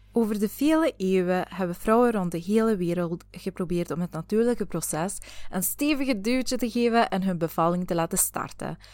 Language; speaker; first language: Dutch; native; Dutch